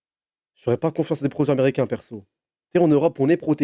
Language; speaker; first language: French; native; French